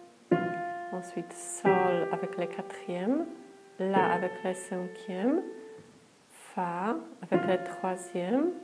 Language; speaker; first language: French; non-native, fluent; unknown